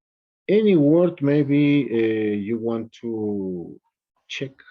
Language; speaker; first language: English; non-native, fluent; Spanish